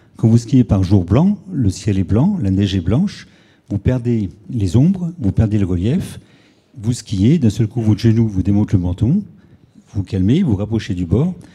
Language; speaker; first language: French; native; French